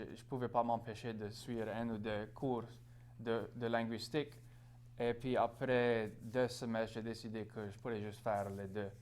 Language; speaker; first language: French; non-native, local second language; English